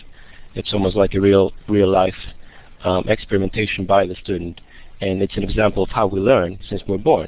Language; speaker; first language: English; non-native, fluent; Greek